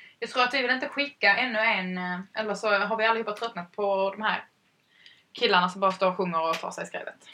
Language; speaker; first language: Swedish; native; Swedish